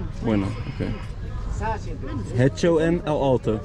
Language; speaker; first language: Spanish; non-native, learner; Dutch